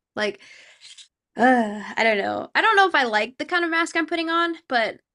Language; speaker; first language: English; early bilingual, other home language; Korean